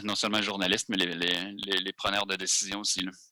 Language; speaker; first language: French; native; French